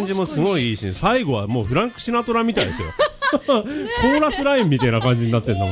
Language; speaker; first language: Japanese; native; Japanese